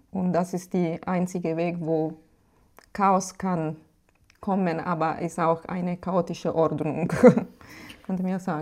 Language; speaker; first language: German; non-native, fluent; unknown